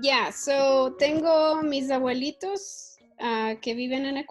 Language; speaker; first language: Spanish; early bilingual, heritage; Spanish